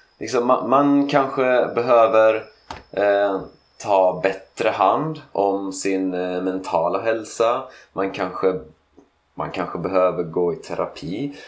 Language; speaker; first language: Swedish; native; Swedish